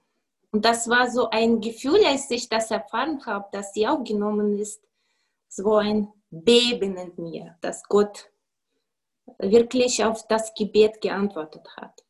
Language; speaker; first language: German; non-native, fluent; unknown